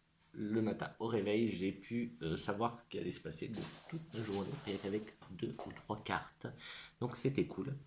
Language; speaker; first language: French; native; French